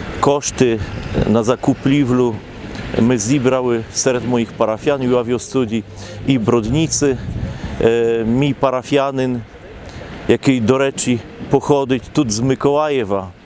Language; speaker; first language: Polish; non-native, local second language; Ukrainian